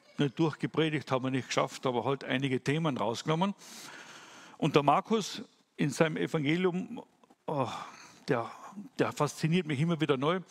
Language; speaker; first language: German; native; German